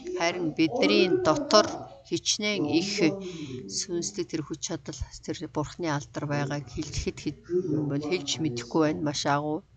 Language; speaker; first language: Mongolian; non-native, fluent; Korean